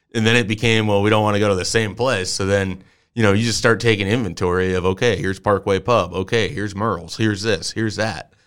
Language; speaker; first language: English; native; English